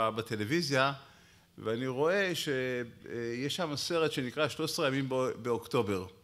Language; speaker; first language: Hebrew; native; Hebrew